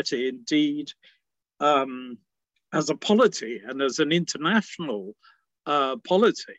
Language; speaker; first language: English; native; English